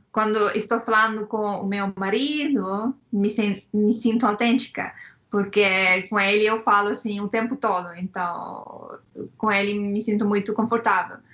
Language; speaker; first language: Portuguese; non-native, fluent; Estonian